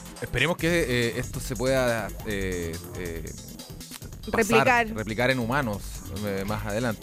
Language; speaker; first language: Spanish; native; Spanish